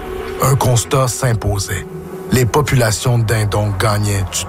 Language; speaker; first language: French; native; French